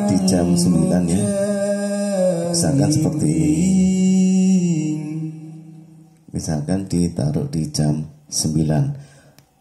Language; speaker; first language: Indonesian; native; Indonesian